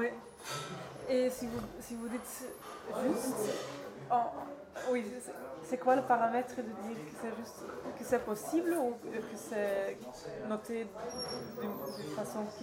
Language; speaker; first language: French; non-native, learner; Dutch